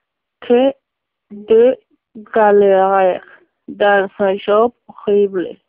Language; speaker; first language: French; non-native, learner; Spanish